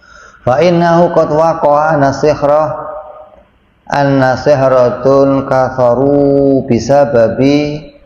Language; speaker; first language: Arabic; non-native, fluent; Indonesian